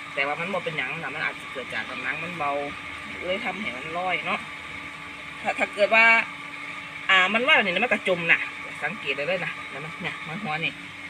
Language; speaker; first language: Thai; native; Thai